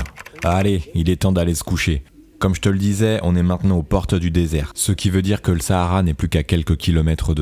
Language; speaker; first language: French; native; French